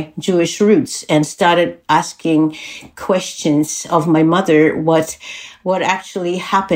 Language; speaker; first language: English; non-native, fluent; Czech